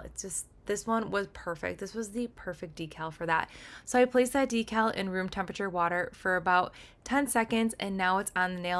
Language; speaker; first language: English; native; English